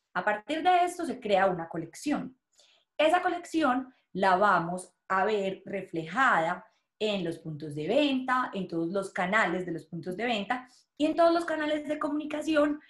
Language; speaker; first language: Spanish; native; Spanish